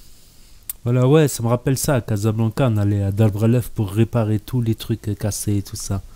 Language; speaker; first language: French; early bilingual, other home language; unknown